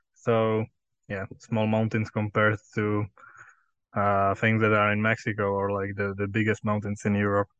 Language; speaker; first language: English; non-native, fluent; Czech